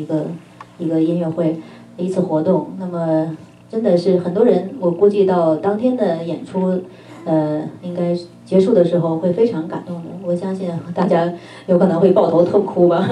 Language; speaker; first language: Chinese; native; Chinese